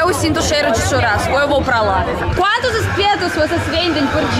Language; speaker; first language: Portuguese; non-native, fluent; Russian